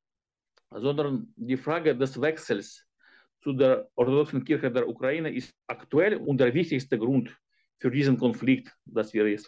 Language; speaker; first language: German; non-native, fluent; Ukrainian